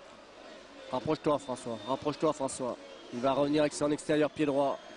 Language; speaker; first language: French; native; French